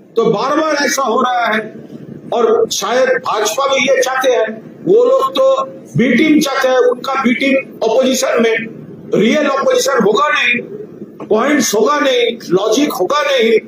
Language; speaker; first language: Hindi; non-native, local second language; Bangla